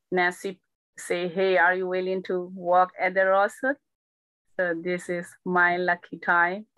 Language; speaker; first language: English; non-native, learner; Burmese